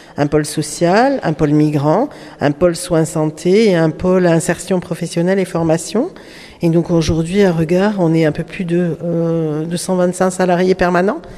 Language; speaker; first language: French; native; French